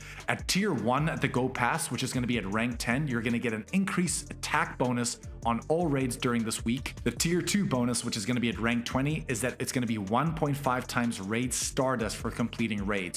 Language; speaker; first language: English; native; English